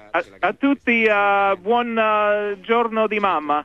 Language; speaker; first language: Italian; non-native, learner; English